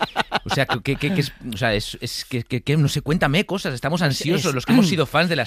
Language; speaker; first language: Spanish; native; Spanish